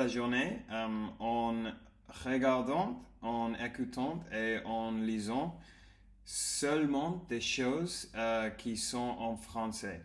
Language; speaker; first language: French; non-native, learner; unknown